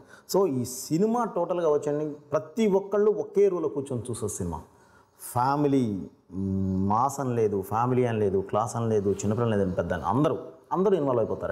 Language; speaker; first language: Telugu; native; Telugu